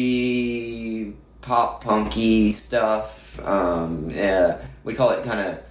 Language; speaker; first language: English; native; English